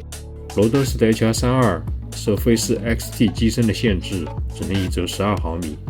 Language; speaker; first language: Chinese; native; Chinese